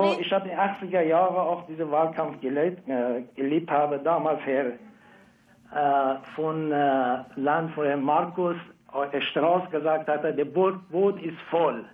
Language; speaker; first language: German; non-native, fluent; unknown